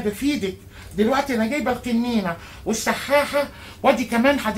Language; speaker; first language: Arabic; native; Arabic